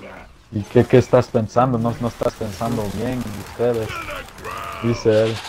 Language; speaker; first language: Spanish; early bilingual, heritage; Spanish